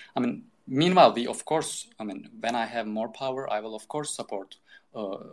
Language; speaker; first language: English; non-native, fluent; Turkish